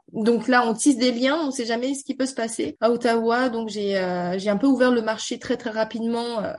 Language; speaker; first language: French; early bilingual, heritage; Chinese